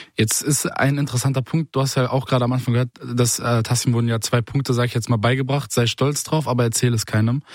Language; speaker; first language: German; native; German